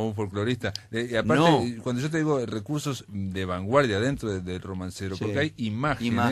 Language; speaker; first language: Spanish; native; Spanish